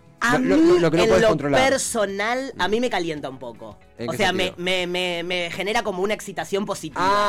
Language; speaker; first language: Spanish; native; Spanish